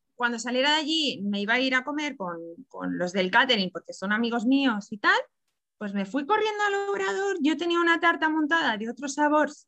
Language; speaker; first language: Spanish; native; Spanish